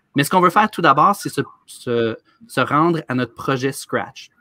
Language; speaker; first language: French; native; French